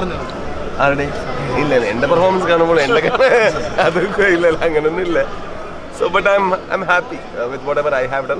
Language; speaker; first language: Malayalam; non-native, learner; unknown